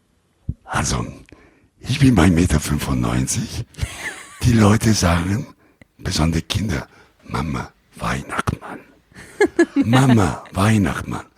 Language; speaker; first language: German; non-native, learner; Italian